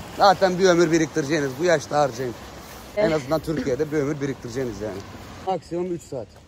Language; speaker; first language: Turkish; native; Turkish